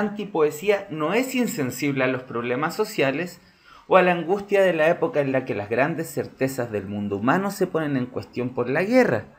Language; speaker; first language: Spanish; native; Spanish